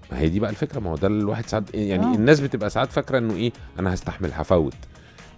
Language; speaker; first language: Arabic; native; Arabic